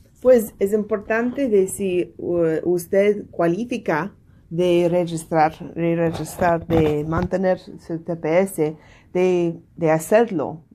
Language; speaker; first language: Spanish; non-native, learner; English